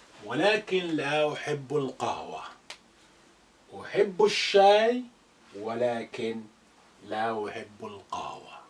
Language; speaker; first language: Arabic; non-native, fluent; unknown